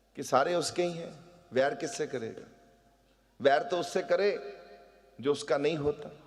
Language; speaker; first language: Hindi; non-native, local second language; Punjabi